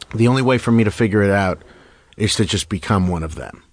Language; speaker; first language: English; native; English